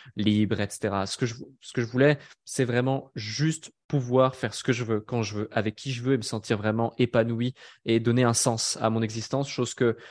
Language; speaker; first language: French; native; French